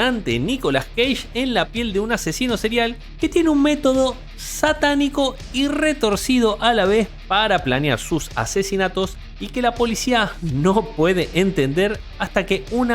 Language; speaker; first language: Spanish; native; Spanish